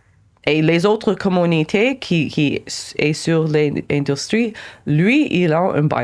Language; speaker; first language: French; non-native, local second language; English